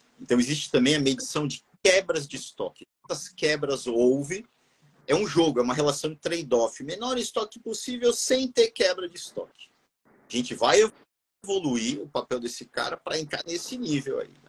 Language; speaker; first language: Portuguese; native; Portuguese